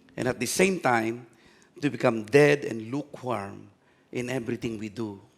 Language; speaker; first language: English; non-native, local second language; Filipino